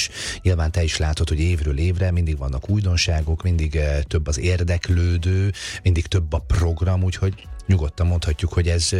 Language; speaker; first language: Hungarian; native; Hungarian